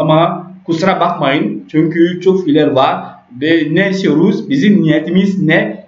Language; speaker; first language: Turkish; non-native, learner; French